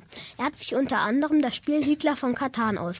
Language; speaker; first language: German; native; German